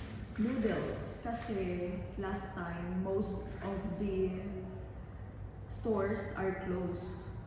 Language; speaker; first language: English; non-native, local second language; Filipino